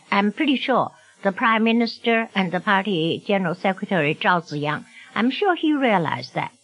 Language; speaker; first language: English; non-native, fluent; Chinese